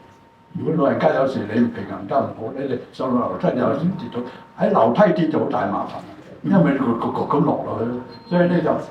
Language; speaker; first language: Cantonese; native; Cantonese